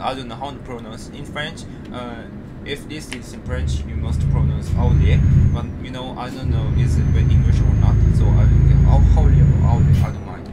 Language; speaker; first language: English; non-native, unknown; Korean